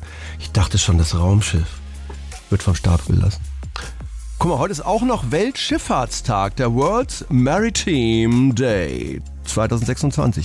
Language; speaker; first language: German; native; German